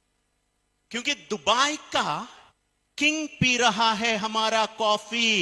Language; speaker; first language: Hindi; non-native, fluent; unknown